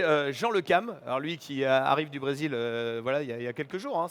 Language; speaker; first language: French; native; French